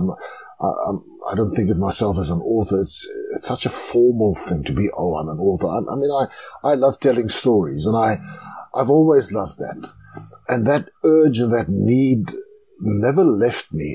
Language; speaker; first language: English; non-native, local second language; Afrikaans